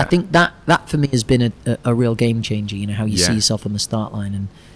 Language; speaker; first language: English; native; English